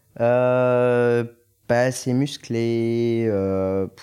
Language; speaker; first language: French; non-native, local second language; Arabic